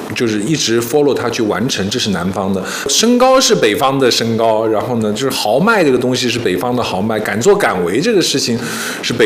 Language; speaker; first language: Chinese; native; Chinese